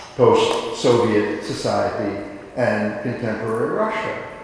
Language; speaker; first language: English; native; English